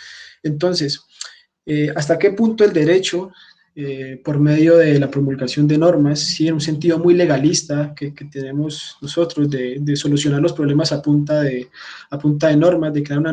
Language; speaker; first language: Spanish; native; Spanish